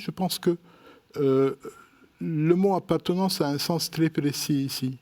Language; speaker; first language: French; non-native, local second language; Arabic